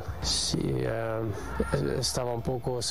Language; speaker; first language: Spanish; non-native, learner; German